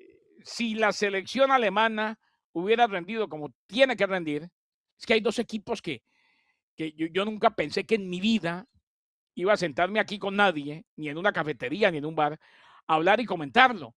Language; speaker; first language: Spanish; native; Spanish